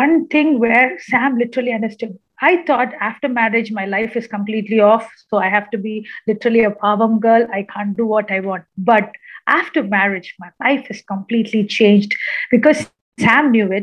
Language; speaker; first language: English; non-native, local second language; Malayalam